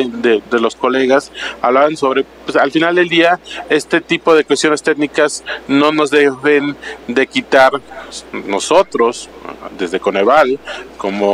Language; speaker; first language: Spanish; native; Spanish